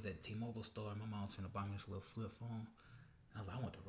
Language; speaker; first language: English; native; English